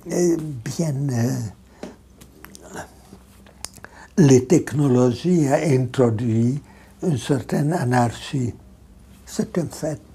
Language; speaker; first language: French; non-native, fluent; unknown